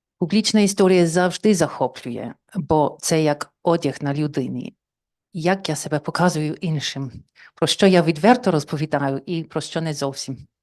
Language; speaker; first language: Ukrainian; non-native, fluent; English